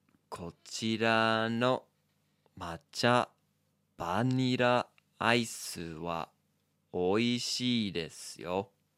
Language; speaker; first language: Japanese; non-native, fluent; English